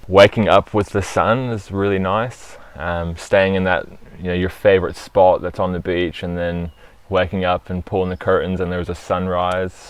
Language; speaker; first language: English; early bilingual, other home language; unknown